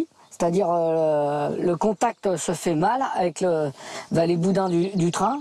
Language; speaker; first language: French; native; French